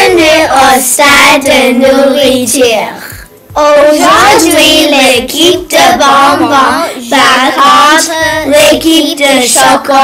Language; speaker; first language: French; non-native, learner; English